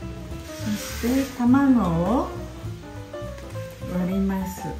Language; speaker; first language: Japanese; early bilingual, heritage; Japanese